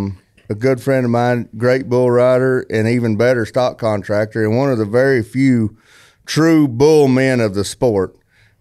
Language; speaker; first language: English; native; English